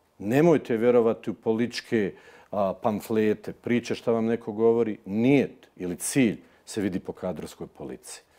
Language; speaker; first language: Bosnian; native; Bosnian